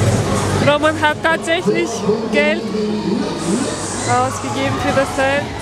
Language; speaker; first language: German; early bilingual, other home language; Russian